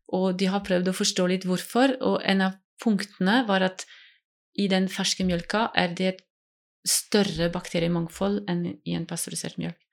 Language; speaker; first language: Norwegian; non-native, fluent; French